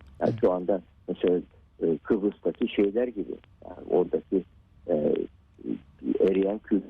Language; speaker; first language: Turkish; native; Turkish